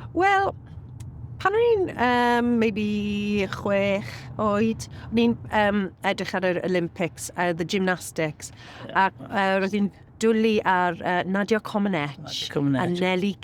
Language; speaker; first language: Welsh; non-native, local second language; English